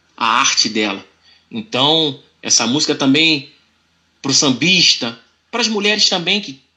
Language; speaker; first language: Portuguese; native; Portuguese